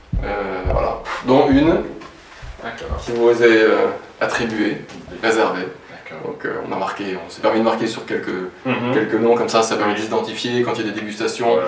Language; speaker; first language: French; native; French